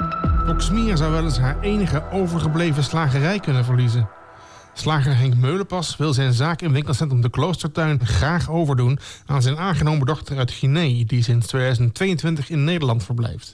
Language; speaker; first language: Dutch; native; Dutch